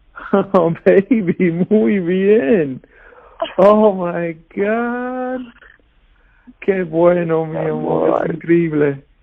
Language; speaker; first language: Spanish; non-native, learner; English